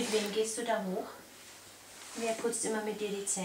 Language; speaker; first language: German; native; German